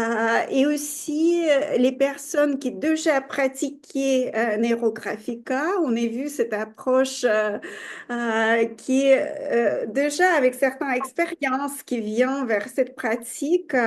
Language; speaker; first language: French; non-native, fluent; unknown